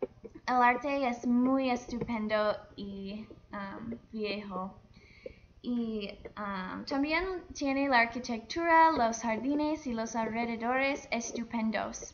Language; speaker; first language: Spanish; non-native, learner; English